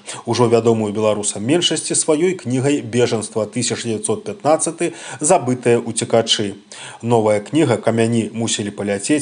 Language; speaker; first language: Belarusian; native; Belarusian